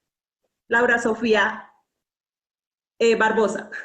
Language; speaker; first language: Spanish; native; Spanish